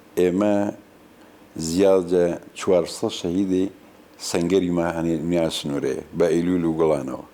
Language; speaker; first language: Central Kurdish; non-native, local second language; Gurani